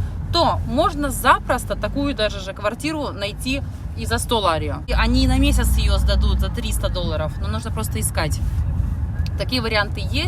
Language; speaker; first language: Russian; native; Russian